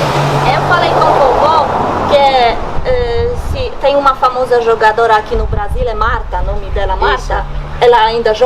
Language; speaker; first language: Portuguese; non-native, learner; Polish